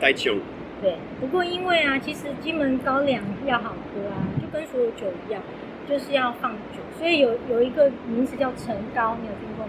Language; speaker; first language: Chinese; native; Chinese